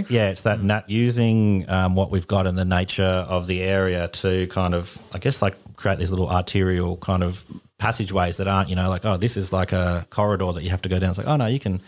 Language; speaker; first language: English; native; English